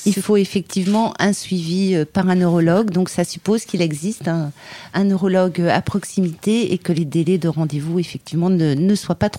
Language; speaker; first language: French; native; French